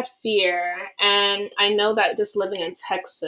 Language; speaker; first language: English; native; English